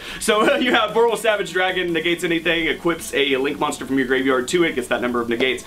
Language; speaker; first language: English; native; English